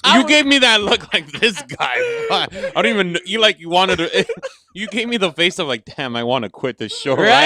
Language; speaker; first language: English; native; English